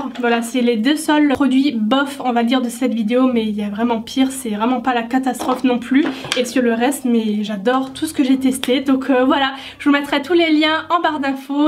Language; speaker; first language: French; native; French